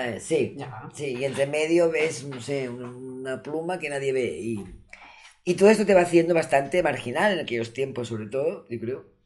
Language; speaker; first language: Spanish; non-native, local second language; Catalan